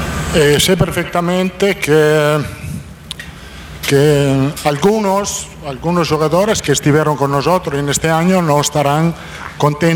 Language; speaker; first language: Portuguese; non-native, fluent; Italian